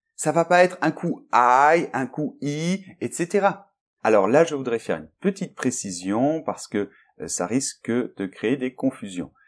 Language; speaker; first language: French; native; French